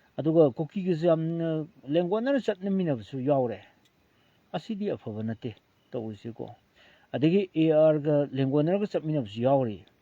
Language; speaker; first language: Manipuri; non-native, local second language; Thado Chin